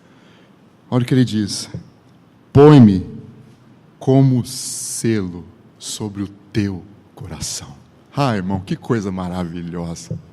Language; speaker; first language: Portuguese; native; Portuguese